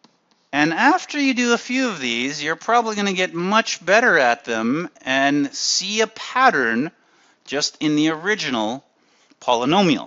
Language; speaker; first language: English; native; English